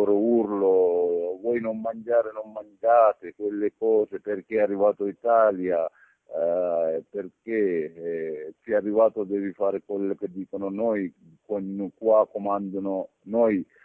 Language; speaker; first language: Italian; non-native, learner; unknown